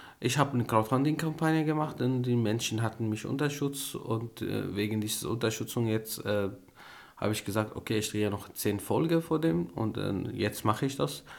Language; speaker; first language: German; non-native, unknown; Arabic